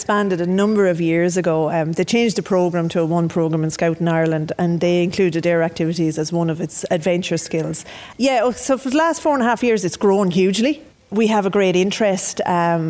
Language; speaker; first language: English; native; English